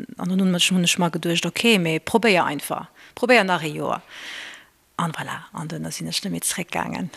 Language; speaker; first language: Luxembourgish; early bilingual, other home language; Portuguese